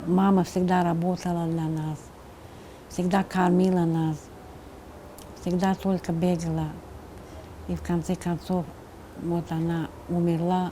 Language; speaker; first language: Russian; non-native, fluent; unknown